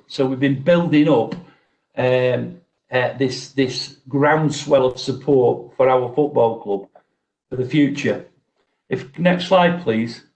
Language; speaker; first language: English; native; English